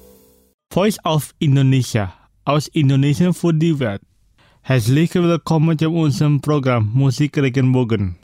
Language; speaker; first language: German; non-native, fluent; Indonesian